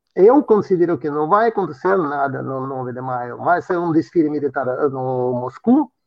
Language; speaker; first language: Portuguese; non-native, fluent; Russian